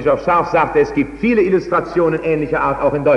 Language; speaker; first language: German; native; German